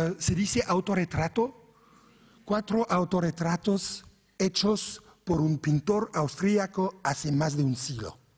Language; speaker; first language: Spanish; non-native, fluent; French